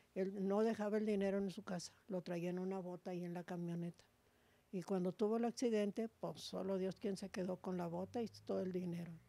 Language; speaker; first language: Spanish; native; Spanish